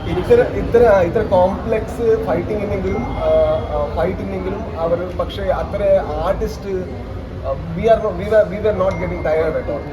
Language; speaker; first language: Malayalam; non-native, learner; Kannada